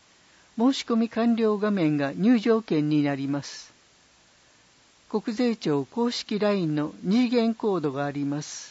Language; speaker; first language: Japanese; native; Japanese